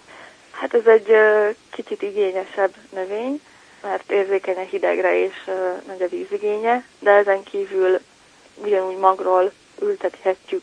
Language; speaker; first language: Hungarian; native; Hungarian